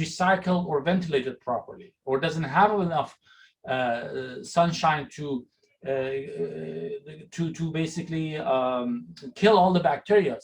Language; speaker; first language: English; non-native, fluent; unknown